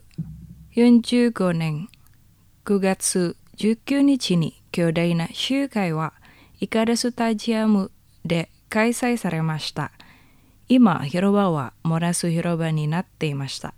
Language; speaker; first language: Japanese; non-native, learner; Indonesian